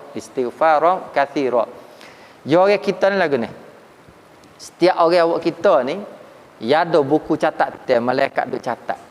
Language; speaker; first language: Malay; native; Malay